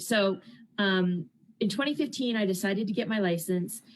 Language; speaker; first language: English; native; English